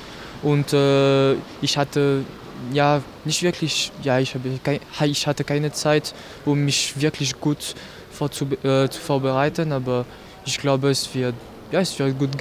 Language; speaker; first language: German; non-native, local second language; French